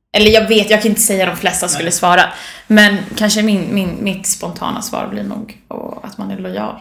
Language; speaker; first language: Swedish; early bilingual, other home language; Bosnian